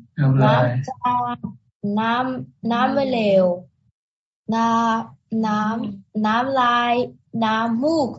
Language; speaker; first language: Thai; early bilingual, heritage; Thai